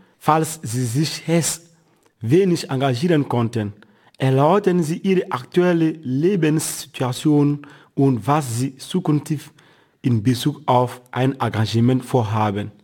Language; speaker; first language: German; non-native, fluent; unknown